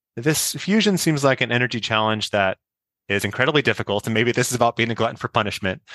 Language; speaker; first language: English; native; English